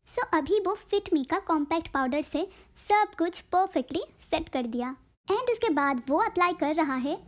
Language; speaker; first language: Hindi; non-native, local second language; Bangla